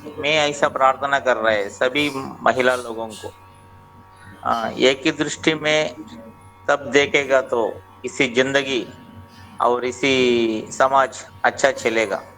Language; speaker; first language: Hindi; non-native, local second language; Telugu